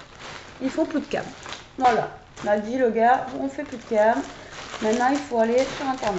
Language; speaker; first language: French; native; French